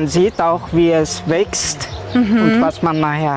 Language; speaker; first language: German; early bilingual, other home language; Turkish